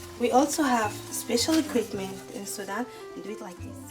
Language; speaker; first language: English; non-native, fluent; Arabic